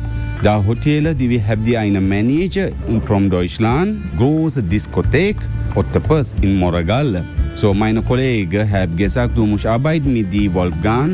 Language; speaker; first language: German; non-native, learner; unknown